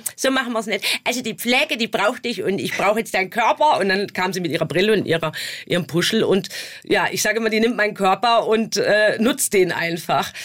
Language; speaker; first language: German; native; German